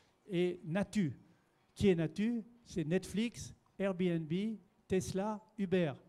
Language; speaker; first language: French; native; French